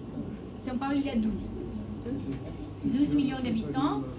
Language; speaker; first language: French; non-native, learner; Portuguese